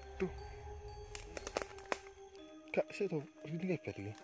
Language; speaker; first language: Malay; non-native, local second language; Javanese